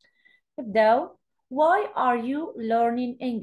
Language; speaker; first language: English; non-native, fluent; Arabic